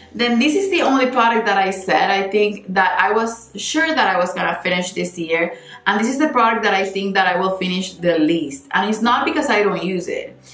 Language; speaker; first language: English; non-native, fluent; Spanish